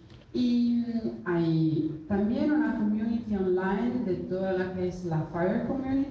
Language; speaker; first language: Spanish; non-native, fluent; Italian